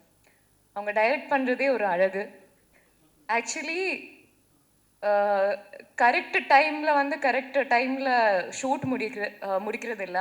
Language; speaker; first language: Tamil; non-native, fluent; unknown